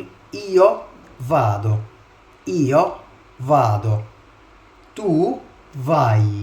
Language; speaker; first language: Italian; non-native, fluent; Arabic